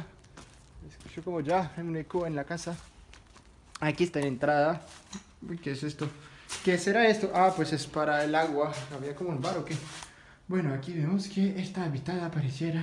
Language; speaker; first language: Spanish; non-native, fluent; French